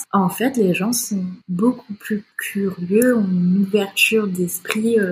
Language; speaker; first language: French; native; French